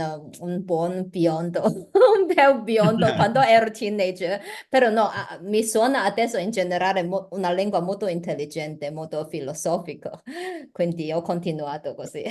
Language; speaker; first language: Italian; non-native, learner; Chinese